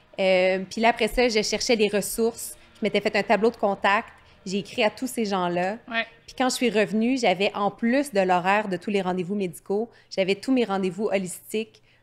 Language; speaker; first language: French; native; French